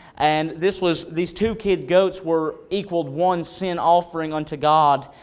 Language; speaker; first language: English; native; English